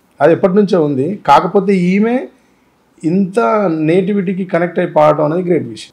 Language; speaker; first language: Telugu; native; Telugu